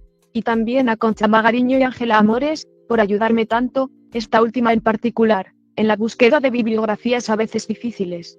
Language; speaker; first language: Spanish; native; Spanish